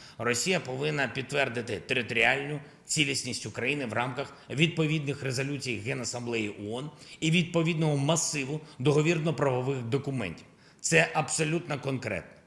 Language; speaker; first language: Ukrainian; non-native, local second language; Russian